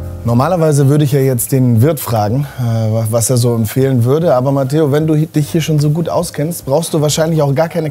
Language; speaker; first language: German; native; German